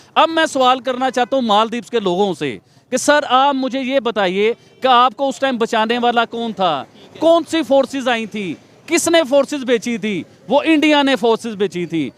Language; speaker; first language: Urdu; non-native, local second language; Punjabi